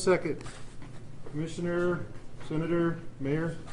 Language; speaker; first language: English; native; English